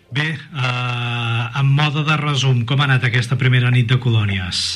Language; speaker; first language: Catalan; native; Catalan